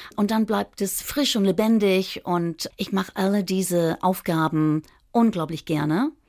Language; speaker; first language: German; non-native, fluent; English